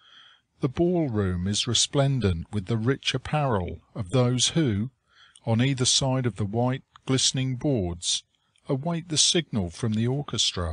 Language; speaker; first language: English; native; English